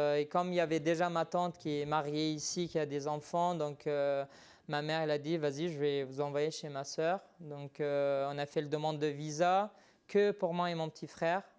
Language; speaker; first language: French; non-native, fluent; Arabic